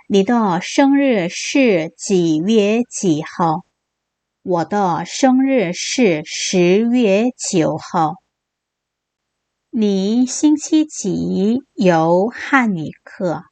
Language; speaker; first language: Chinese; non-native, fluent; Korean